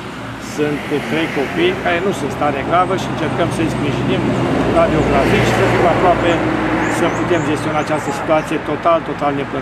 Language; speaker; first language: Romanian; native; Romanian